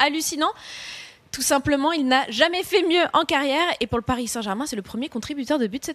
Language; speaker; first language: French; native; French